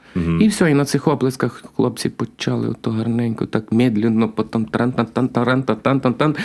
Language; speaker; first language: Ukrainian; native; Ukrainian